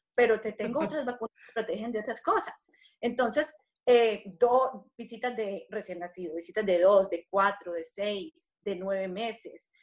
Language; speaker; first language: Spanish; native; Spanish